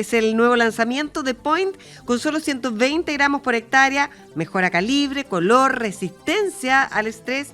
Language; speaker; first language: Spanish; native; Spanish